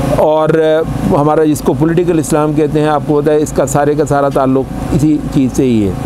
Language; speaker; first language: Urdu; non-native, local second language; Punjabi